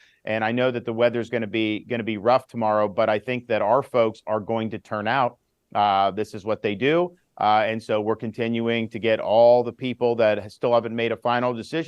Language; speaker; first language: English; native; English